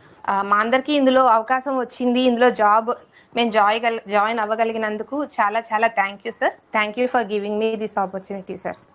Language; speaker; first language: Telugu; native; Telugu